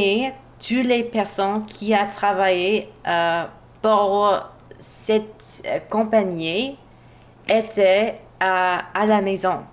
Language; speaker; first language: French; non-native, learner; English